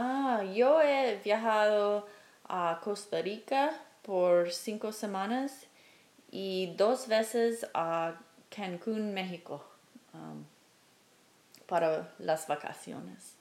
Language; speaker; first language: Spanish; non-native, fluent; English